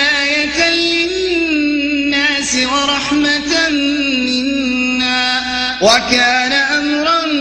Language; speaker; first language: Arabic; native; Arabic